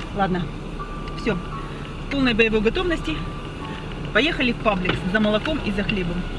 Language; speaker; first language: Russian; native; Russian